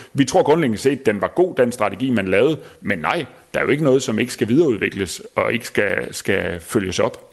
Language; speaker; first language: Danish; native; Danish